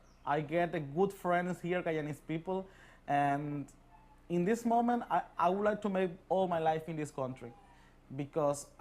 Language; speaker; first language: English; non-native, learner; Spanish